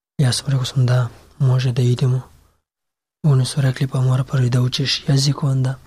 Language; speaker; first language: Serbian; non-native, learner; Pashto